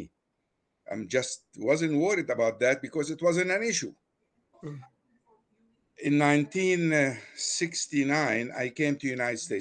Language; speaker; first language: English; non-native, fluent; Arabic